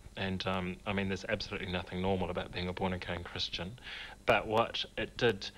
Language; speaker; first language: English; native; English